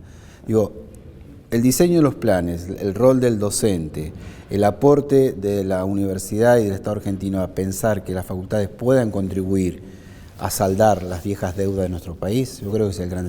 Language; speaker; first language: Spanish; native; Spanish